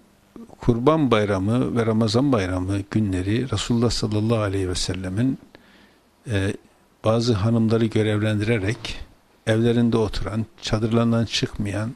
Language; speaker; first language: Turkish; native; Turkish